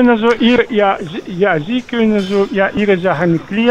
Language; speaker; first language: German; non-native, fluent; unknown